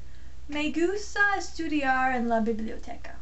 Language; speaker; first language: Spanish; non-native, learner; English